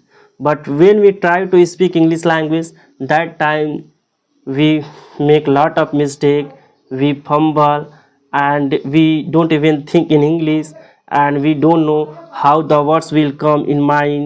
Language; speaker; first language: English; non-native, local second language; Hindi